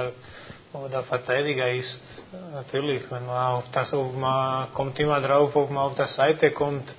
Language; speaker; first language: German; non-native, fluent; Croatian